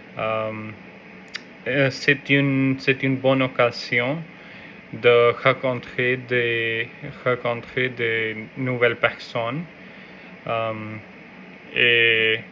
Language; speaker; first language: French; non-native, learner; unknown